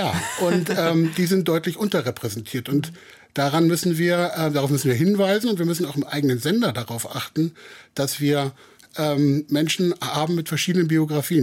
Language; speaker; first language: German; native; German